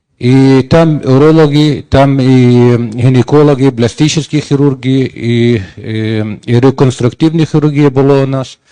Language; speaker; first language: Ukrainian; non-native, learner; Arabic